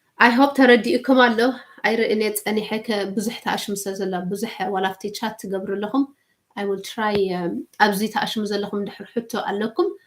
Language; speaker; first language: Tigrinya; early bilingual, heritage; Tigrinya